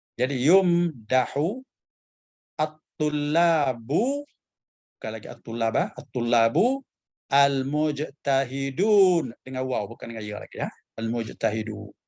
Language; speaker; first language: Malay; native; Malay